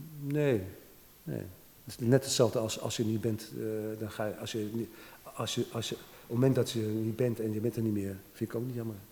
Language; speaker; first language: Dutch; native; Dutch